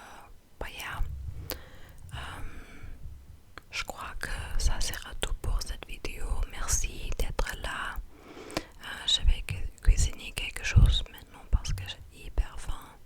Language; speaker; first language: French; non-native, fluent; English